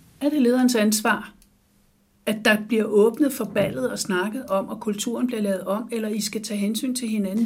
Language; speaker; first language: Danish; native; Danish